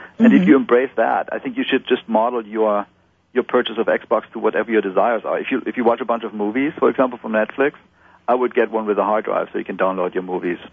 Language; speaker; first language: English; non-native, fluent; German